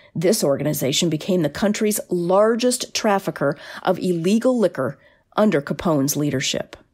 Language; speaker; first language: English; native; English